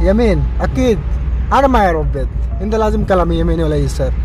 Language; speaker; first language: Arabic; non-native, learner; Bangla